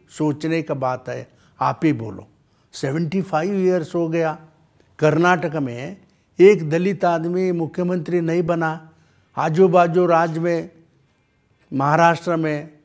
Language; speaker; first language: Hindi; non-native, local second language; Kannada